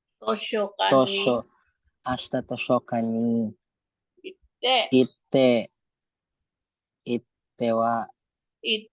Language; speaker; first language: Japanese; non-native, learner; Filipino